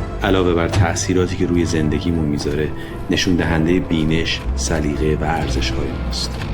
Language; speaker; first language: Persian; native; Persian